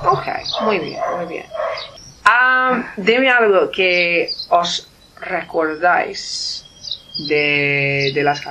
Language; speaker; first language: Spanish; non-native, learner; English